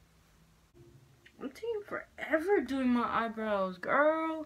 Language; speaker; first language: English; native; English